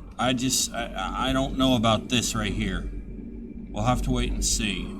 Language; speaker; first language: English; native; English